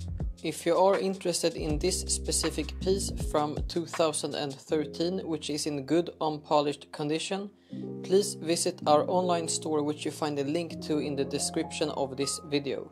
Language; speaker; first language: English; non-native, fluent; Swedish